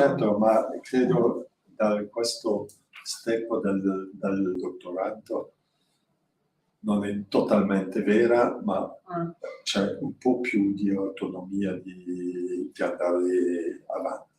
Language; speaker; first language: Italian; non-native, learner; French